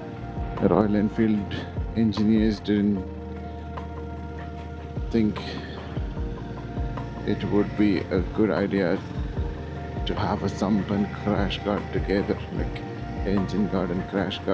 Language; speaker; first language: English; non-native, local second language; Malayalam